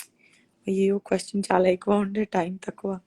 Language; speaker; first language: Telugu; non-native, learner; Gujarati